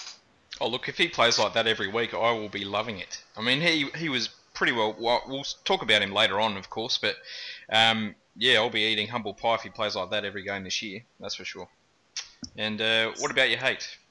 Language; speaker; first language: English; native; English